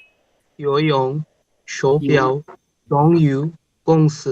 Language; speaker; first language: Chinese; non-native, learner; Bangla